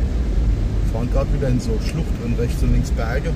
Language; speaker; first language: German; native; German